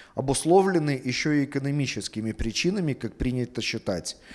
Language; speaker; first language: Russian; native; Russian